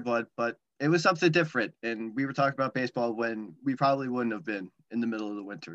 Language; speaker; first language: English; native; English